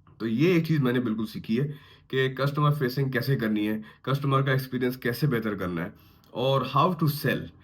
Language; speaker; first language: Urdu; native; Urdu